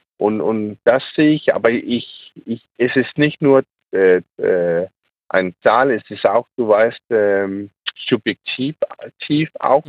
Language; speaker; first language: German; non-native, learner; Danish